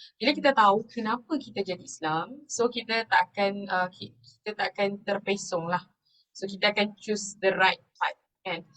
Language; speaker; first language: Malay; non-native, local second language; Tamil